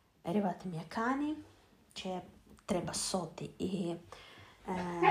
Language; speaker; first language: Italian; non-native, learner; Russian